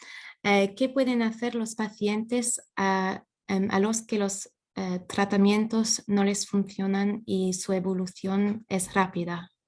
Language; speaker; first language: Spanish; non-native, fluent; English